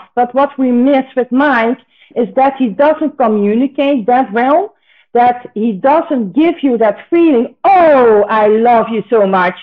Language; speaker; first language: English; non-native, fluent; Dutch